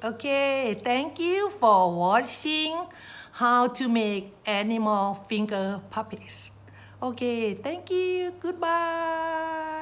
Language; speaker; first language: English; non-native, learner; Thai